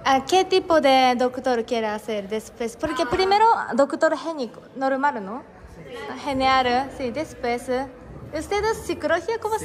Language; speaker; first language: Spanish; non-native, learner; Japanese